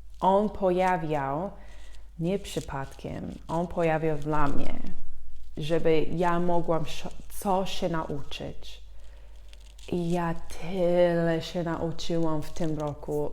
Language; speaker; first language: Polish; non-native, fluent; English